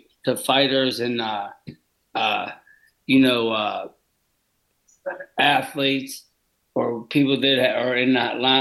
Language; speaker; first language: English; native; English